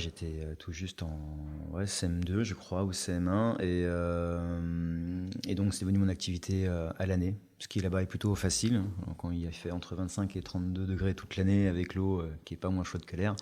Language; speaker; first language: French; native; French